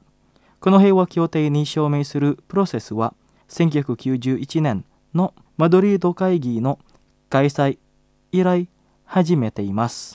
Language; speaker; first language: Japanese; non-native, fluent; Indonesian